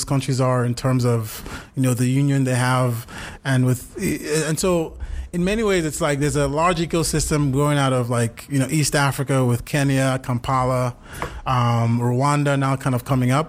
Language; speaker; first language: English; non-native, local second language; Yoruba